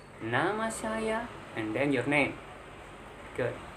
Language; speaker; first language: English; non-native, learner; Indonesian